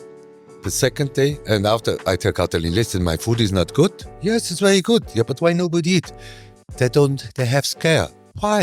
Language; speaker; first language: English; non-native, learner; German